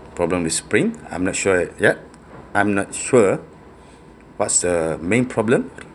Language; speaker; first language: English; non-native, local second language; Malay